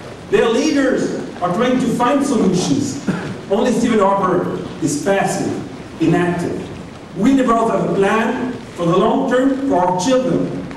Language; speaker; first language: English; non-native, fluent; French